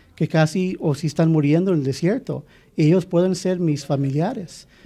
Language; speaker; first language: Spanish; non-native, fluent; English